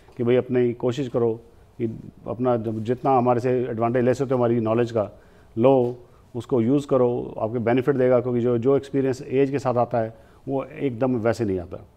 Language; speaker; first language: Hindi; native; Hindi